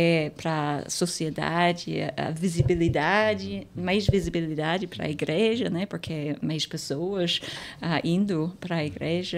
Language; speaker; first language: Portuguese; non-native, fluent; English